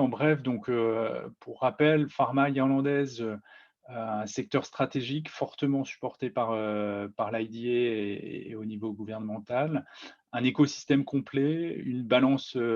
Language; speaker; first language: French; native; French